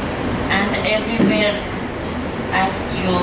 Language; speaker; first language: English; non-native, learner; Persian